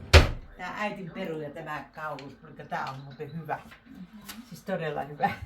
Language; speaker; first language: Finnish; native; Finnish